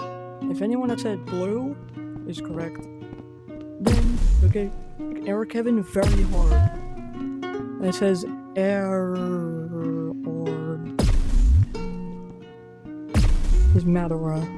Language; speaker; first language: English; non-native, fluent; Dutch